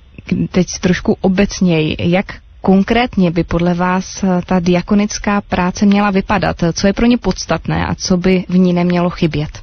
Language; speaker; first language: Czech; native; Czech